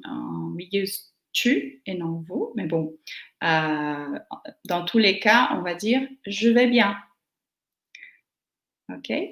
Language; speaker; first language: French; non-native, fluent; Portuguese